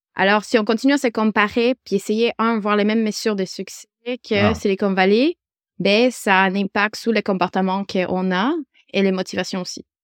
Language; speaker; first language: French; non-native, fluent; Spanish